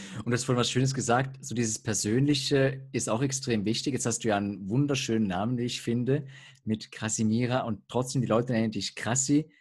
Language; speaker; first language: German; native; German